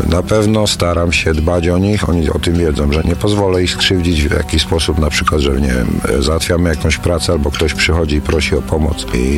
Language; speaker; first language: Polish; native; Polish